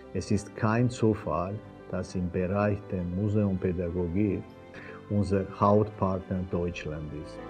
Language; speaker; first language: German; non-native, fluent; Georgian